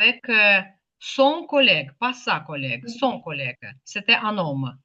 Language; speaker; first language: French; non-native, fluent; Ukrainian